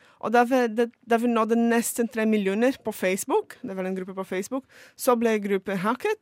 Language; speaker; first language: Norwegian; non-native, fluent; Portuguese